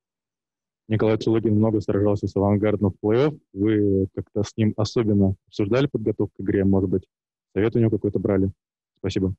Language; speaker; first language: Russian; native; Russian